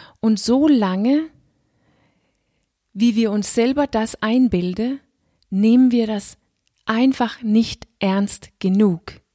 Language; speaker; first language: German; non-native, fluent; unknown